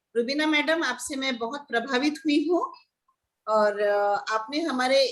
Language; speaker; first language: Hindi; non-native, local second language; Marathi